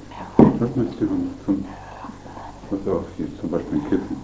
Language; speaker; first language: German; native; German